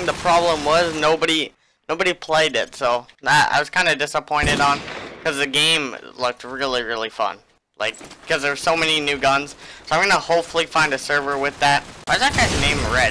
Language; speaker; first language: English; native; English